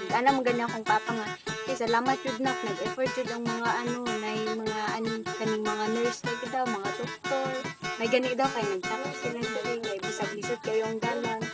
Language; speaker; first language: Cebuano; non-native, local second language; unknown